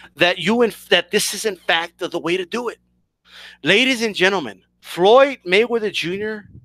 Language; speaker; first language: English; early bilingual, other home language; Spanish